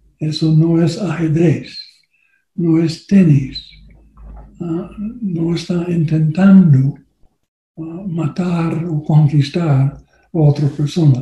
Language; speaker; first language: Spanish; non-native, learner; English